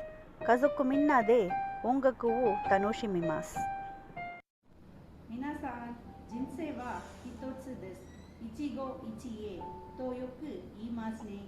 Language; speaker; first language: Japanese; non-native, learner; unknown